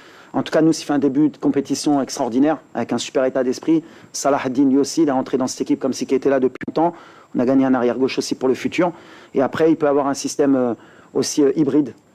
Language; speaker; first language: French; native; French